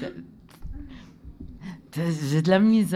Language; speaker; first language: French; non-native, local second language; Innu-aimun